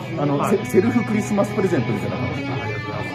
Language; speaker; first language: Japanese; native; Japanese